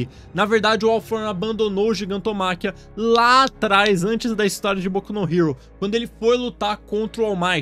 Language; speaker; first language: Portuguese; native; Portuguese